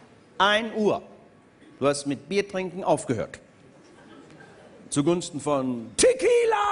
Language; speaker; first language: German; native; German